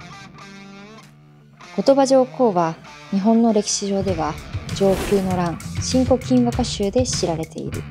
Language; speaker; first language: Japanese; native; Japanese